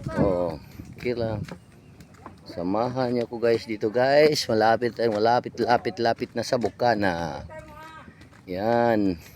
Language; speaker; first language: Filipino; non-native, local second language; Cebuano